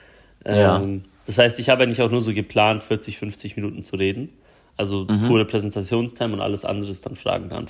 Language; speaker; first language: German; native; German